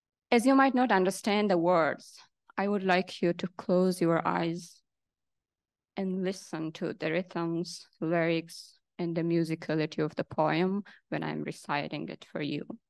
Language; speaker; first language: English; non-native, local second language; Hazaragi